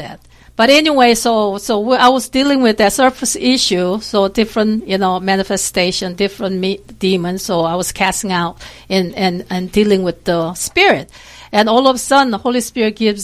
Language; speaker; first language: English; non-native, fluent; Korean